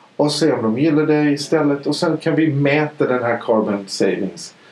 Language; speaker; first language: Swedish; non-native, fluent; English